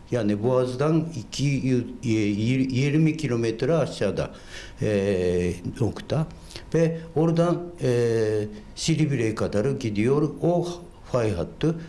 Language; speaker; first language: Turkish; non-native, fluent; Japanese